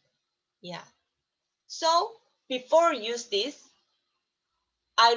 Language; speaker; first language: English; non-native, learner; Korean